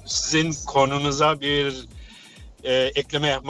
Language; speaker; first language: Turkish; early bilingual, heritage; Turkish